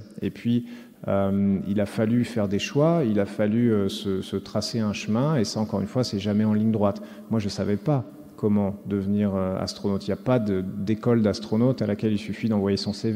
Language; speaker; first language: French; native; French